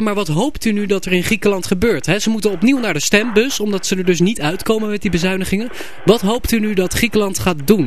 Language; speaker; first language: Dutch; native; Dutch